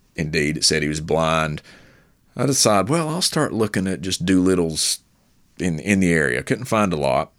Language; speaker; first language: English; native; English